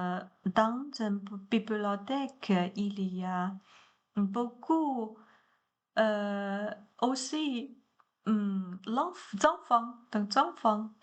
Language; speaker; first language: French; non-native, learner; Chinese